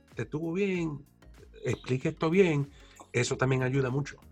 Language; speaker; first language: Spanish; early bilingual, heritage; Spanish